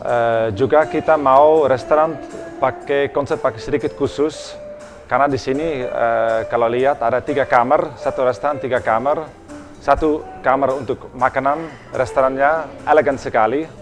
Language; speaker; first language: Indonesian; non-native, learner; Dutch